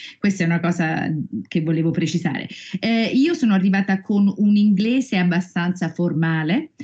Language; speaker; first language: Italian; native; Italian